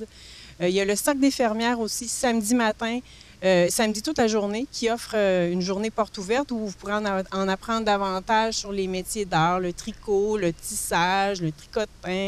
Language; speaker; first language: French; native; French